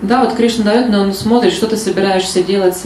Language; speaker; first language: Russian; native; Russian